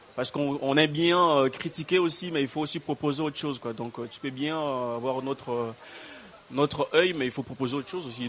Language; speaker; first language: French; non-native, fluent; Lingala